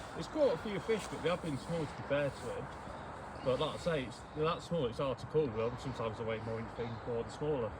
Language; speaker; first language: English; native; English